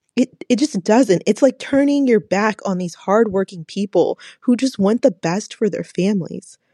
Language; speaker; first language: English; native; English